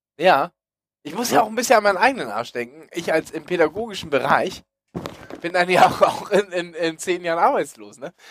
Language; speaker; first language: German; native; German